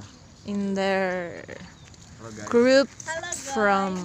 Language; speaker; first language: English; non-native, learner; Indonesian